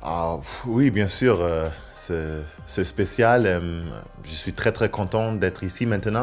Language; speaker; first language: French; non-native, fluent; German